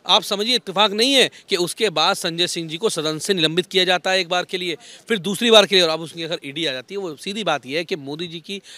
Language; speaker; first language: Hindi; native; Hindi